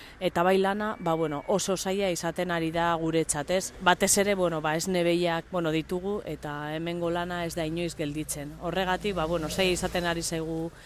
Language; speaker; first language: Basque; non-native, local second language; Spanish